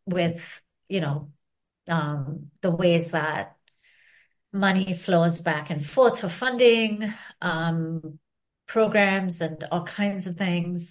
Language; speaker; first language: English; non-native, local second language; Sinhala